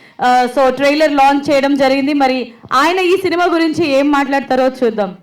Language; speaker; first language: Telugu; native; Telugu